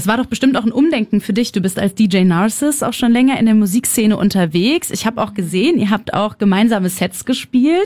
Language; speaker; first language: German; native; German